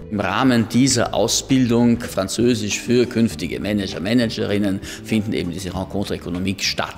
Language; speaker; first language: German; native; German